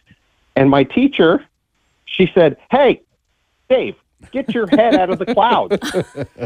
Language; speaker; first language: English; native; English